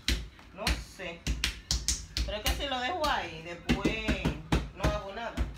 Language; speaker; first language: Spanish; native; Spanish